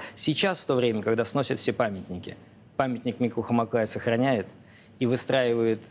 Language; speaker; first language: Russian; native; Russian